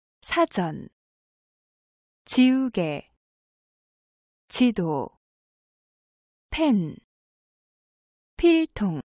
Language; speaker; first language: Korean; non-native, fluent; Vietnamese